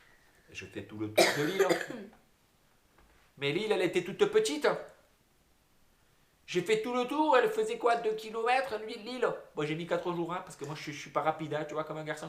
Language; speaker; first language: French; native; French